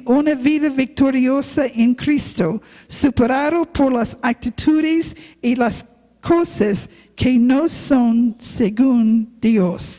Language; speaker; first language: Spanish; non-native, learner; English